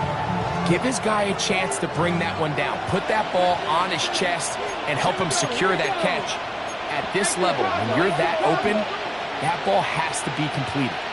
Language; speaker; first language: English; native; English